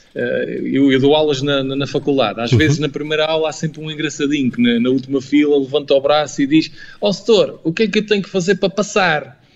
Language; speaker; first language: Portuguese; native; Portuguese